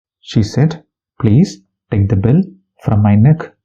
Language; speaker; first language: English; non-native, local second language; Malayalam